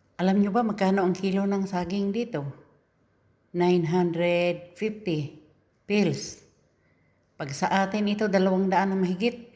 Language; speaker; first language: Filipino; non-native, local second language; Cebuano